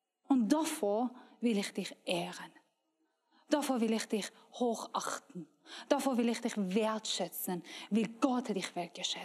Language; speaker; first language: German; non-native, learner; Persian